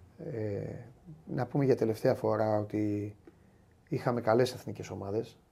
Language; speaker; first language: Greek; native; Greek